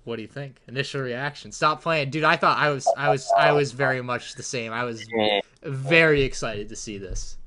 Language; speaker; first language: English; native; English